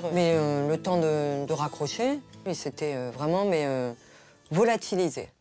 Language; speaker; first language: French; native; French